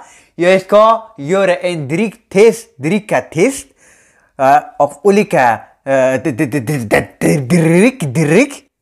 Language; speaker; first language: Swedish; non-native, local second language; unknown